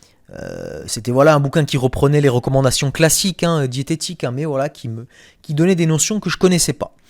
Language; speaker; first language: French; native; French